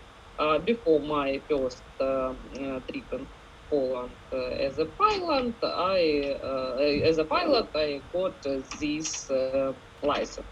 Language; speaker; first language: English; non-native, learner; Ukrainian